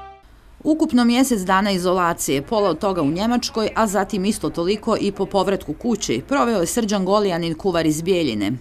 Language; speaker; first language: Serbian; native; Serbian